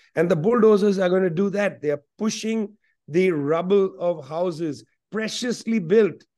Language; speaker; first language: English; non-native, local second language; Punjabi